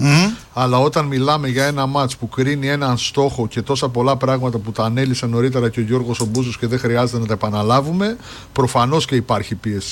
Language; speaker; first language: Greek; native; Greek